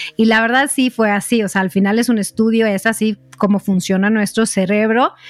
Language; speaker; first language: Spanish; non-native, fluent; Swedish